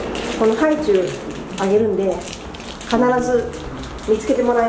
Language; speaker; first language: Japanese; native; Japanese